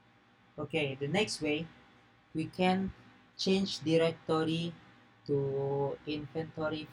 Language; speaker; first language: English; non-native, learner; Indonesian